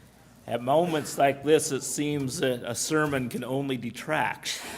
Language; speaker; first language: English; native; English